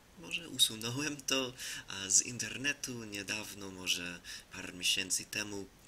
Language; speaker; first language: Polish; non-native, learner; English